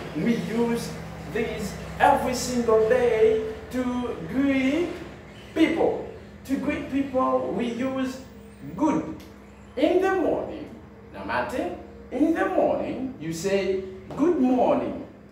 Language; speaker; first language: English; non-native, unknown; Haitian Creole